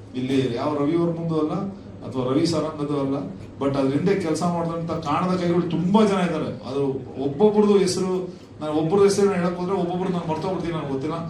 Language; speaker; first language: Kannada; native; Kannada